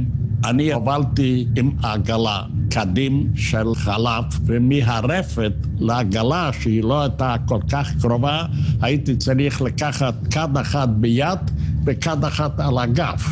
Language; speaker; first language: Hebrew; non-native, fluent; Yiddish